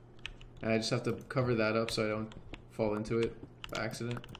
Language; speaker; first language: English; native; English